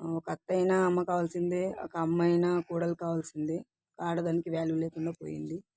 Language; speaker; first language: Telugu; non-native, fluent; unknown